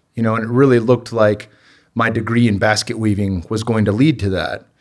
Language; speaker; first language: English; native; English